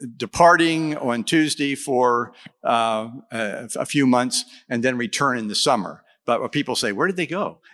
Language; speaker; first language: English; native; English